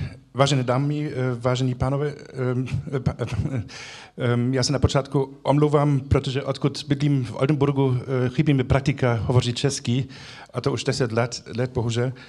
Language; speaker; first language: Czech; non-native, fluent; German